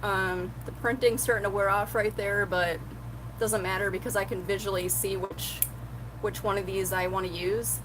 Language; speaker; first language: English; native; English